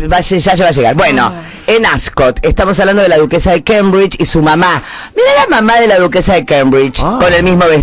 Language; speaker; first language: Spanish; native; Spanish